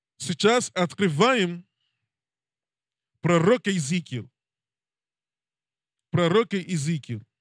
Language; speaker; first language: Russian; non-native, learner; English